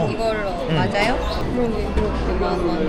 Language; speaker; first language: Korean; non-native, learner; Japanese